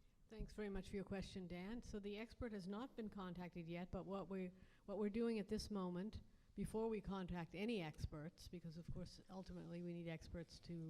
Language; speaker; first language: English; native; English